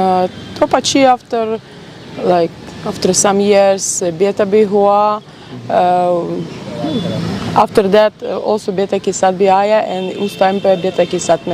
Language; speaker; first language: Hindi; non-native, learner; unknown